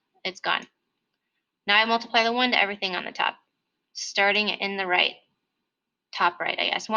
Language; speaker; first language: English; native; English